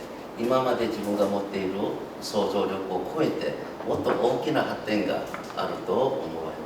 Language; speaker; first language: Japanese; non-native, fluent; Korean